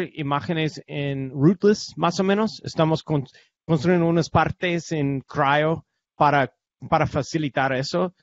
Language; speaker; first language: Spanish; non-native, learner; English